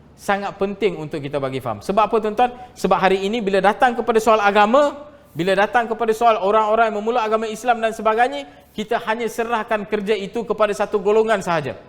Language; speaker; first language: Malay; non-native, local second language; Tamil